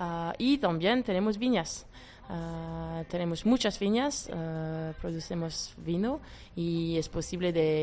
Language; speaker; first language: Spanish; non-native, fluent; French